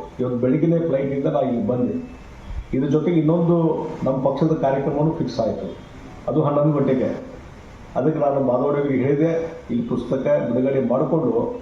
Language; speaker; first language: Kannada; native; Kannada